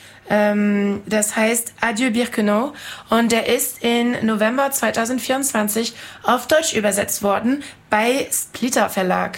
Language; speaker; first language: German; non-native, fluent; French